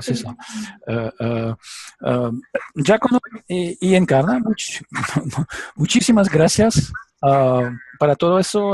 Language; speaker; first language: Spanish; non-native, learner; French